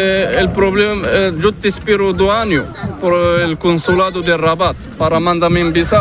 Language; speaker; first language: Spanish; non-native, learner; Arabic